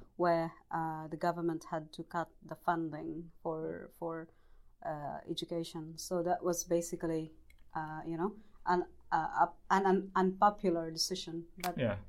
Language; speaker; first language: English; non-native, local second language; Cebuano